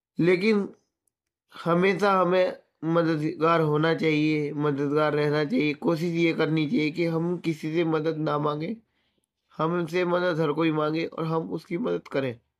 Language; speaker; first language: Hindi; native; Hindi